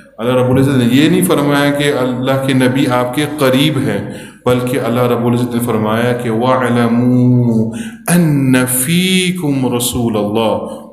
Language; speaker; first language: Urdu; early bilingual, heritage; Urdu